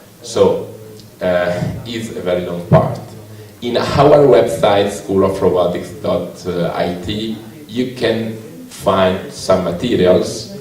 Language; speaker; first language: English; non-native, learner; Italian